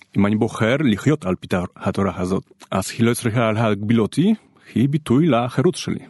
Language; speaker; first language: Hebrew; non-native, fluent; Polish